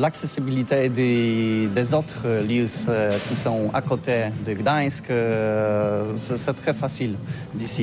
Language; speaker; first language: French; non-native, learner; Polish